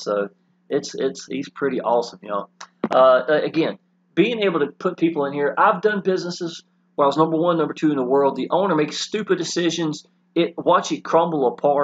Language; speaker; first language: English; native; English